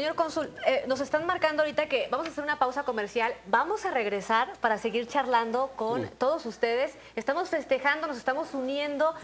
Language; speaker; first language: Spanish; native; Spanish